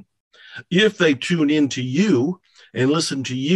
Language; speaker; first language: English; native; English